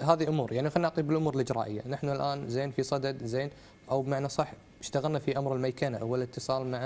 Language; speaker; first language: Arabic; native; Arabic